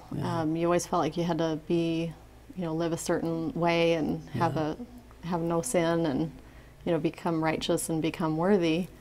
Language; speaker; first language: English; native; English